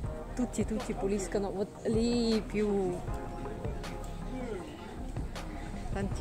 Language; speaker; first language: Italian; non-native, learner; Russian